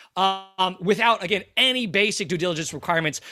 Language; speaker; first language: English; native; English